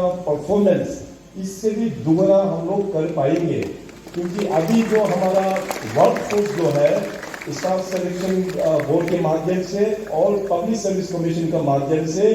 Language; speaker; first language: Hindi; non-native, local second language; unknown